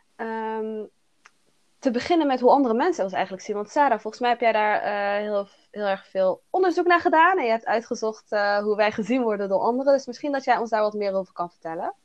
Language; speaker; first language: Dutch; early bilingual, other home language; Somali